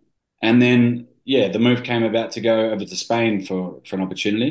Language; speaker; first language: English; native; English